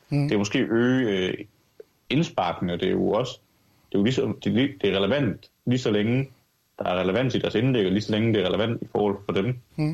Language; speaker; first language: Danish; early bilingual, other home language; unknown